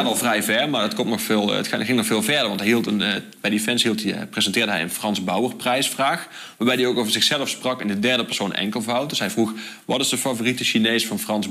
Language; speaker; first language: Dutch; native; Dutch